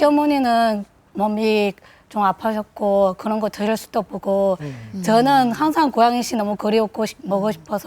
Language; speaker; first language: Korean; non-native, learner; Chinese